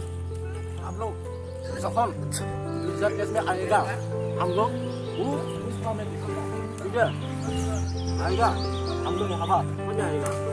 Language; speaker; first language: Hindi; non-native, local second language; Kok Borok